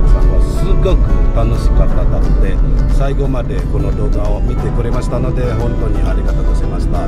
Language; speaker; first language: Japanese; non-native, fluent; Indonesian